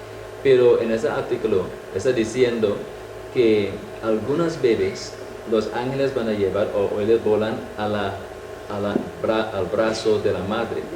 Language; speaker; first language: Spanish; non-native, fluent; English